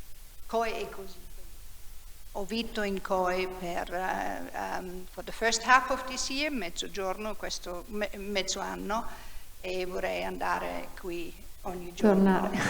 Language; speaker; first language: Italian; non-native, learner; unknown